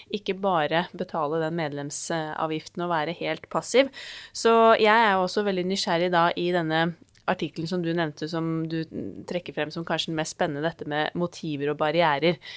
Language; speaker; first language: Norwegian; native; Norwegian